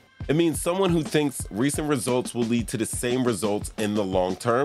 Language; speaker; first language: English; native; English